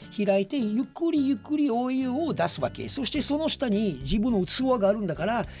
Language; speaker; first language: Japanese; non-native, fluent; French